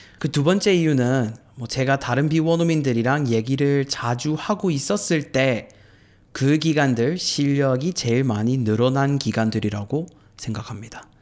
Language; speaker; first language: Korean; non-native, fluent; English